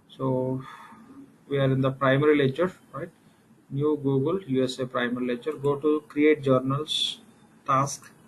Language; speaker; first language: English; non-native, local second language; Telugu